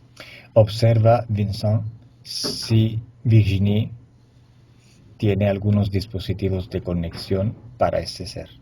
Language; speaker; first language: Spanish; non-native, fluent; Italian